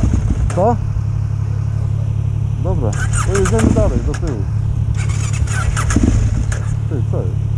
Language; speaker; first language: Polish; native; Polish